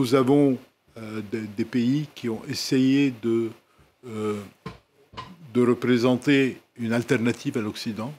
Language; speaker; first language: French; non-native, local second language; Arabic